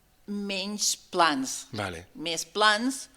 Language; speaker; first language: Catalan; non-native, fluent; Russian